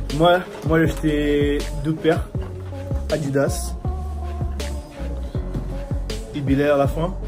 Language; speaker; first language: French; non-native, fluent; Portuguese